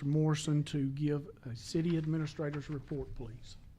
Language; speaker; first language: English; native; English